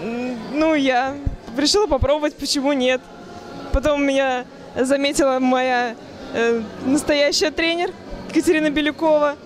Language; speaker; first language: Russian; native; Russian